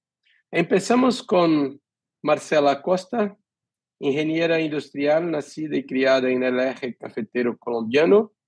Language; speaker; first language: Spanish; non-native, fluent; Portuguese